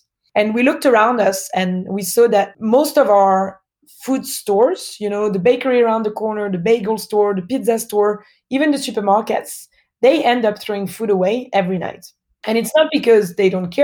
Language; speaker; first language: English; non-native, fluent; French